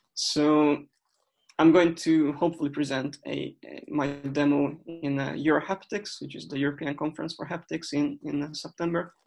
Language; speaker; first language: English; non-native, fluent; Hungarian